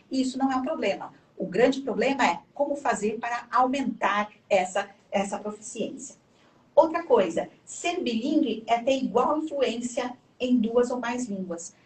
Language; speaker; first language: Portuguese; native; Portuguese